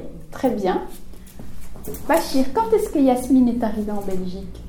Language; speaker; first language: French; native; French